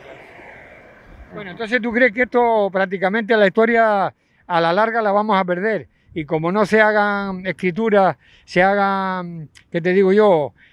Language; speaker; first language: Spanish; native; Spanish